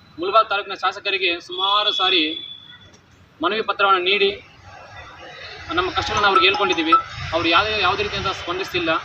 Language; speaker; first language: Kannada; native; Kannada